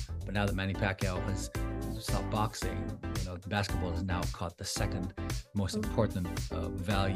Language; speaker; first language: English; non-native, local second language; Filipino